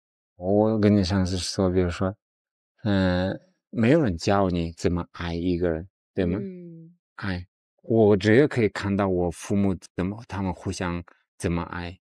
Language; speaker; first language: Chinese; non-native, fluent; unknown